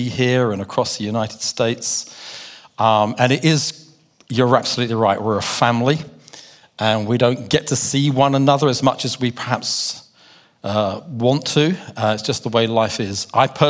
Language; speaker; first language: English; native; English